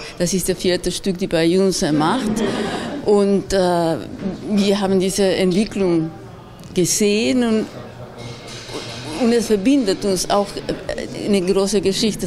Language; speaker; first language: German; non-native, fluent; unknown